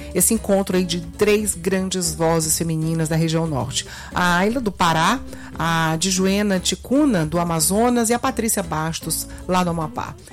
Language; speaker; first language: Portuguese; native; Portuguese